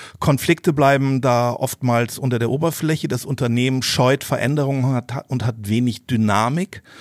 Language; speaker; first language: German; native; German